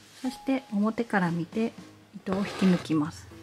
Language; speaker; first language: Japanese; native; Japanese